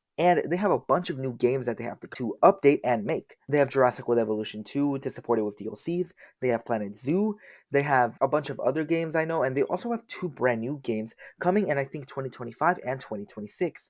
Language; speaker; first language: English; native; English